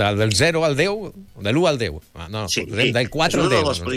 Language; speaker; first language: Catalan; native; Catalan